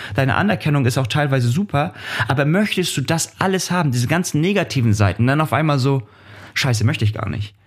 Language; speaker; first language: German; native; German